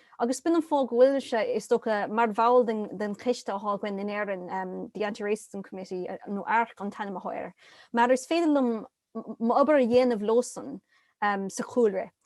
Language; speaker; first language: Irish; non-native, local second language; English